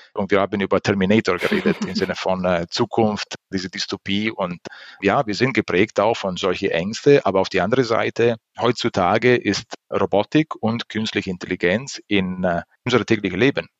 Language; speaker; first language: German; non-native, fluent; Italian